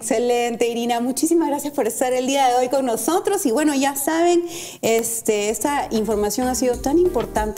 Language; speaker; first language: Spanish; native; Spanish